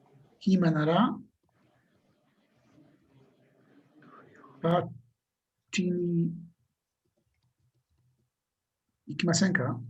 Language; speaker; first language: Japanese; non-native, learner; English